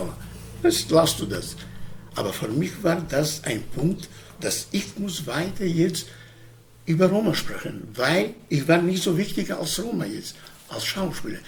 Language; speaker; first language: German; non-native, learner; Romany